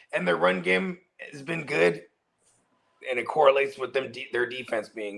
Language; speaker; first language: English; native; English